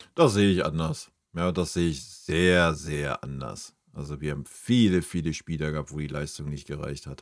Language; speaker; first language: German; native; German